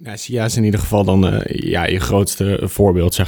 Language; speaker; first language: Dutch; native; Dutch